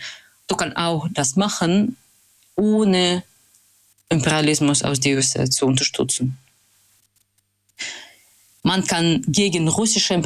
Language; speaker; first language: German; non-native, fluent; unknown